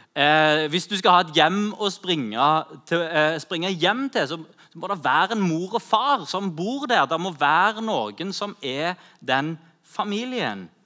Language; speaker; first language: Norwegian; native; Norwegian